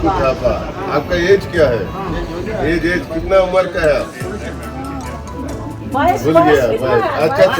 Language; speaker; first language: Hindi; non-native, local second language; Bangla